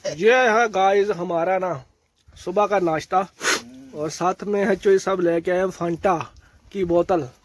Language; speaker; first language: Urdu; non-native, local second language; Punjabi